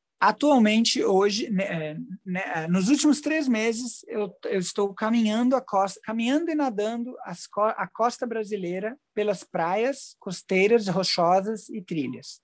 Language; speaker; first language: Portuguese; native; Portuguese